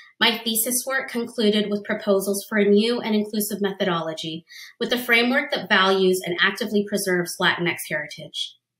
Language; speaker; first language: English; early bilingual, other home language; Spanish